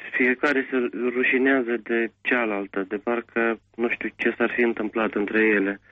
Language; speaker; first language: Romanian; native; Romanian